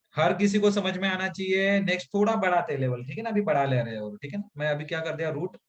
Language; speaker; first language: Hindi; non-native, local second language; Marathi